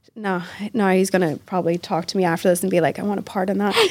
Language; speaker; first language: English; native; English